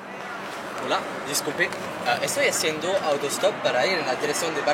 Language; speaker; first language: Spanish; non-native, learner; French